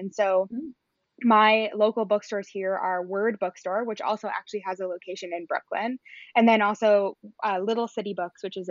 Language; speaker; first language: English; native; English